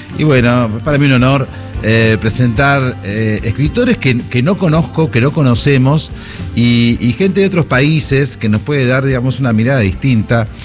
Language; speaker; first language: Spanish; native; Spanish